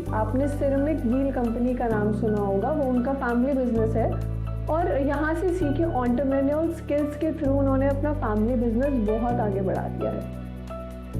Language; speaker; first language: Hindi; native; Hindi